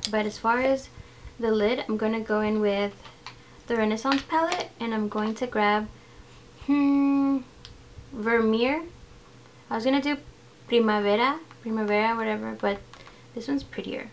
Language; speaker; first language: English; early bilingual, other home language; Spanish